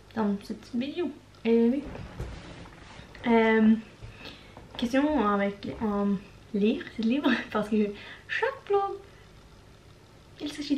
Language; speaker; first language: French; non-native, learner; Norwegian